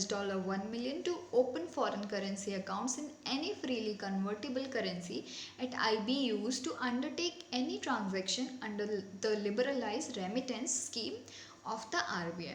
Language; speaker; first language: English; non-native, local second language; Hindi